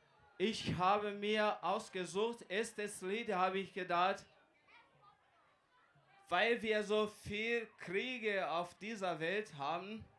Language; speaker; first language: German; non-native, fluent; Kinyarwanda